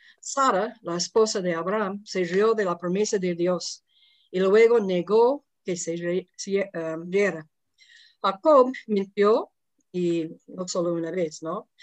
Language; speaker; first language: Spanish; non-native, fluent; English